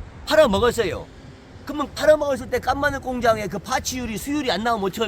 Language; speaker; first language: Korean; native; Korean